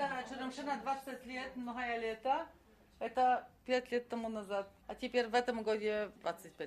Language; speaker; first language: Russian; non-native, fluent; Polish